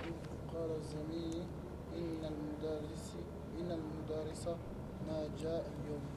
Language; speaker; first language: Arabic; non-native, learner; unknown